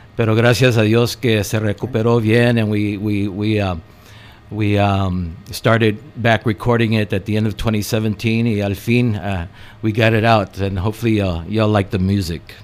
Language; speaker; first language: English; early bilingual, other home language; Spanish